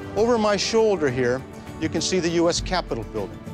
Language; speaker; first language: English; native; English